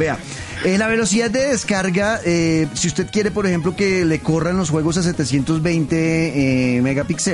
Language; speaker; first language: Spanish; native; Spanish